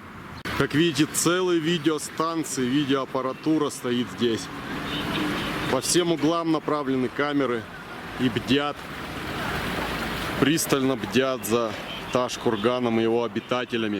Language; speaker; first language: Russian; native; Russian